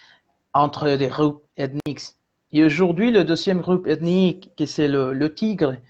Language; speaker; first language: French; non-native, fluent; Spanish